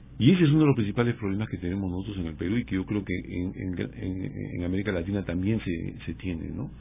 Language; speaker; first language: Spanish; native; Spanish